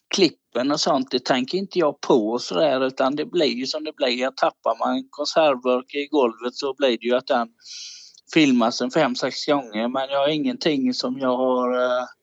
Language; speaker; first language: Swedish; native; Swedish